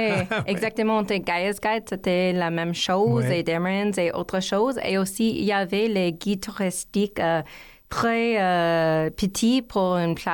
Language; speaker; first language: French; non-native, learner; English